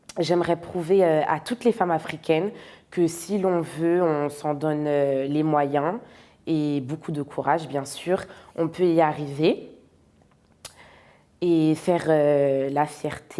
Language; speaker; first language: French; native; French